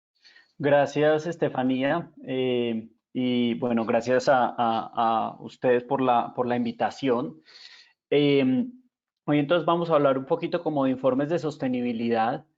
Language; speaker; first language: Spanish; native; Spanish